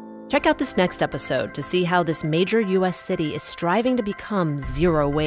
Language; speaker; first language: English; native; English